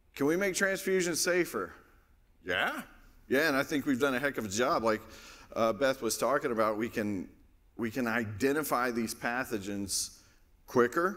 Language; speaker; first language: English; native; English